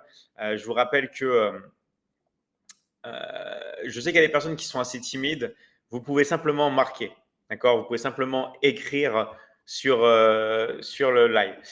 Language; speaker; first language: French; native; French